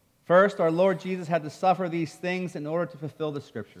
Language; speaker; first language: English; native; English